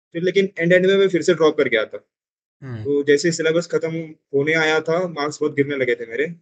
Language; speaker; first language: Hindi; non-native, local second language; Marathi